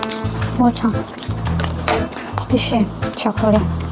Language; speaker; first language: Chinese; non-native, learner; Korean